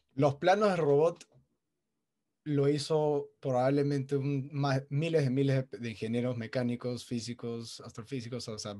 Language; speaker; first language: Spanish; native; Spanish